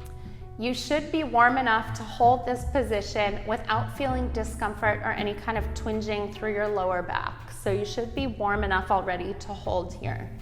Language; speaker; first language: English; native; English